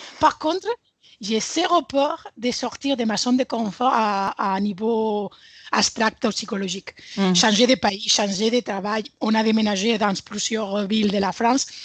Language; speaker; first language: French; non-native, fluent; Spanish